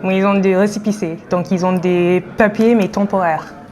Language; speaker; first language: French; non-native, fluent; English